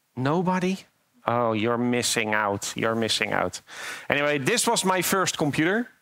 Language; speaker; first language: English; non-native, fluent; Dutch